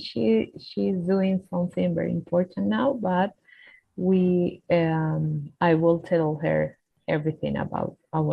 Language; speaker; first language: English; non-native, fluent; Spanish